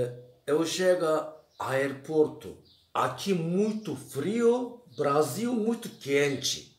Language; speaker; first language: Portuguese; non-native, learner; Turkish